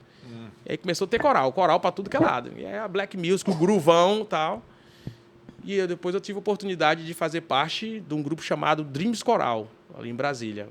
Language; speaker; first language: Portuguese; native; Portuguese